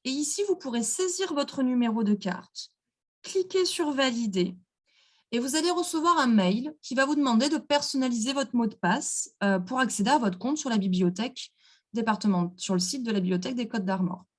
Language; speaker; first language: French; native; French